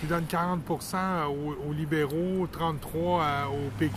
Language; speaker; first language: French; native; French